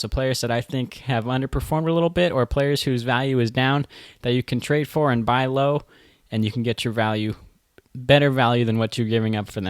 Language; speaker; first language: English; native; English